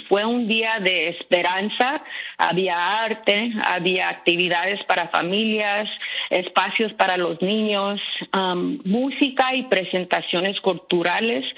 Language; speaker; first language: Spanish; early bilingual, heritage; Spanish